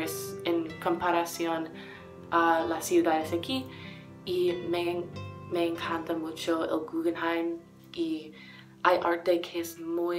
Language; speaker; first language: Spanish; non-native, learner; English